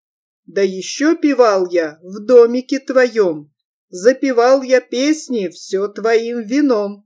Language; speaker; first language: Russian; native; Russian